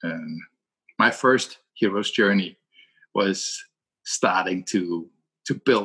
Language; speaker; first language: English; non-native, fluent; Danish